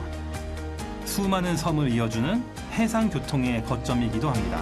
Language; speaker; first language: Korean; native; Korean